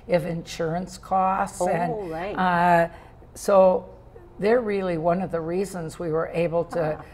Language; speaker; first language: English; native; English